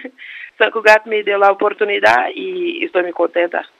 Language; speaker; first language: Spanish; non-native, learner; Portuguese